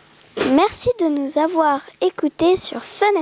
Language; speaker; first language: French; native; French